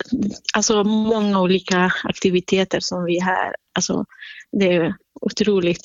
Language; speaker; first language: Swedish; non-native, fluent; Kurdish